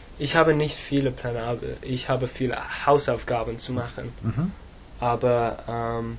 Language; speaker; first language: German; non-native, learner; English